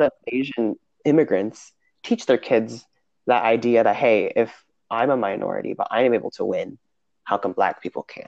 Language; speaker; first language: English; native; English